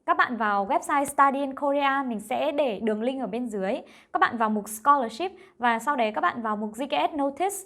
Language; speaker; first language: Vietnamese; native; Vietnamese